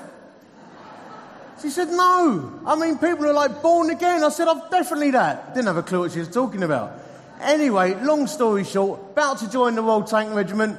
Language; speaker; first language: English; native; English